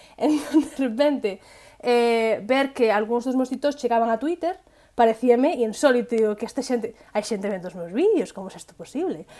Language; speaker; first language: Galician; native; Galician